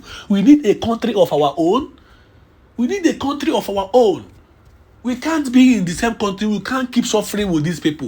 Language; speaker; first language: English; non-native, local second language; Igbo